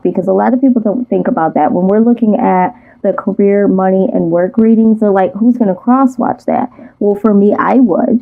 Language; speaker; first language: English; native; English